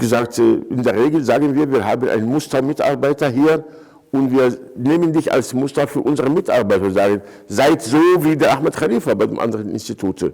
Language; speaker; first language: German; non-native, fluent; Arabic